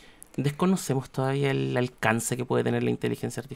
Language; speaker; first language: Spanish; native; Spanish